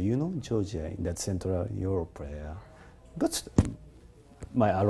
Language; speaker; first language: English; non-native, learner; Japanese